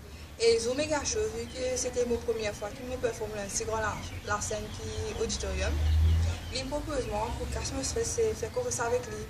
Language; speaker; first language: French; non-native, local second language; Morisyen